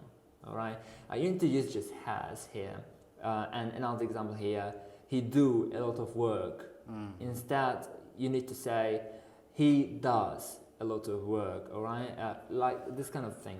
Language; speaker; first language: English; non-native, fluent; Uzbek